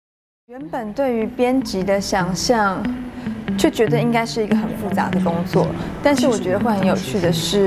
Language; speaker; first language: Chinese; native; Chinese